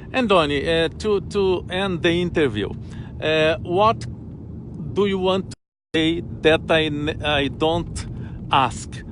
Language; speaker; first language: English; non-native, learner; Portuguese